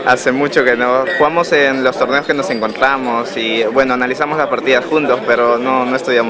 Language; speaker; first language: Spanish; native; Spanish